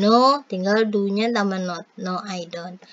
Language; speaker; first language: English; non-native, fluent; Indonesian